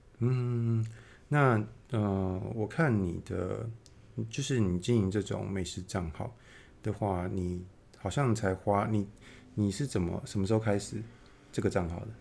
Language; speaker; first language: Chinese; native; Chinese